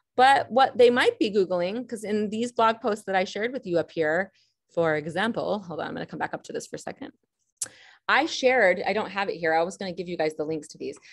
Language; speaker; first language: English; native; English